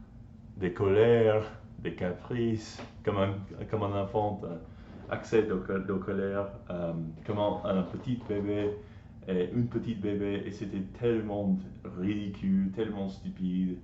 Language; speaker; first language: French; non-native, learner; English